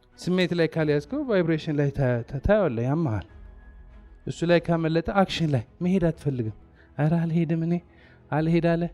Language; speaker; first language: Amharic; non-native, local second language; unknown